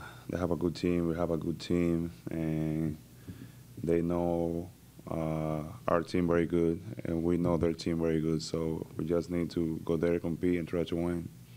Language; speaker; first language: English; non-native, fluent; Spanish